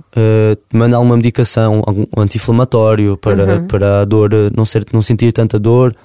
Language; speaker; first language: Portuguese; native; Portuguese